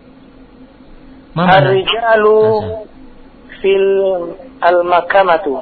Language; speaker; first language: Arabic; non-native, learner; Indonesian